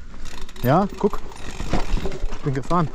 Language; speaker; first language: German; native; German